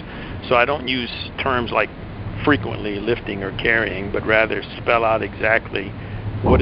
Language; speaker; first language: English; native; English